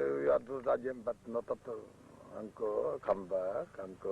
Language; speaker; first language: English; non-native, learner; Japanese